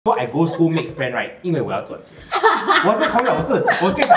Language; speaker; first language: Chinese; non-native, local second language; English